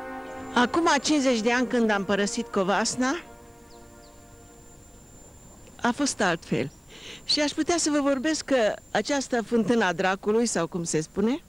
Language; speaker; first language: Romanian; non-native, local second language; Hungarian